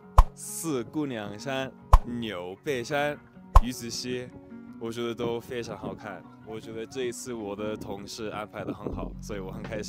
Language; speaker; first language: Chinese; non-native, fluent; English